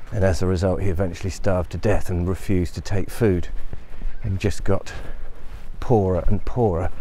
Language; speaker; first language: English; native; English